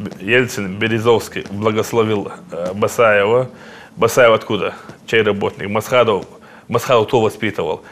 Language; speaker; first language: Russian; non-native, local second language; Chechen